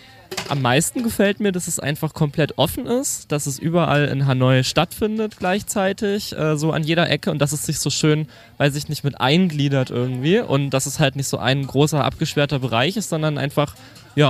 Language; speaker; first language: German; native; German